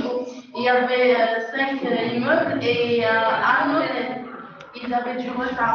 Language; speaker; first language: French; non-native, local second language; Arabic